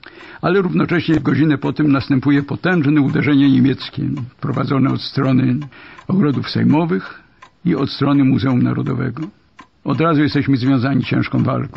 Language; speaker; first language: Polish; native; Polish